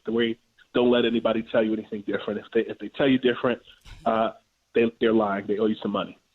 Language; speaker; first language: English; native; English